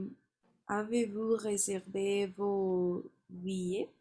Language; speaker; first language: French; non-native, learner; Spanish